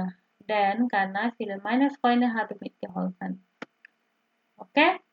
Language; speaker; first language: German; non-native, learner; Indonesian